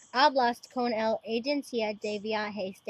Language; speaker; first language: Spanish; non-native, learner; English